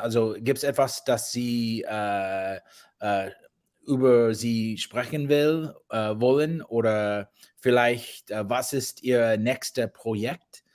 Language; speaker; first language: German; non-native, learner; English